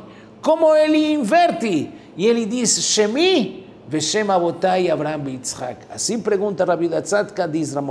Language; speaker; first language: Portuguese; non-native, fluent; Spanish